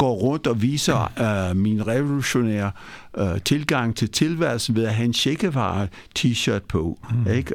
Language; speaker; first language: Danish; early bilingual, other home language; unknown